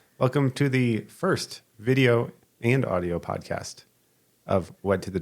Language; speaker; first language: English; native; English